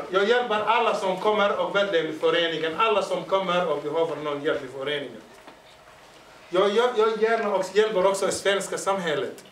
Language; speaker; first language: Swedish; non-native, fluent; Somali